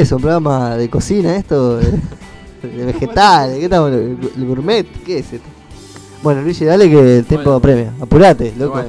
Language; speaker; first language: Spanish; native; Spanish